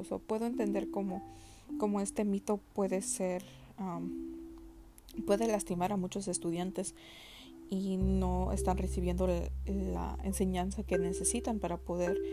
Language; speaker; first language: Spanish; early bilingual, heritage; Spanish